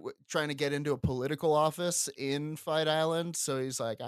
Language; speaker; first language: English; native; English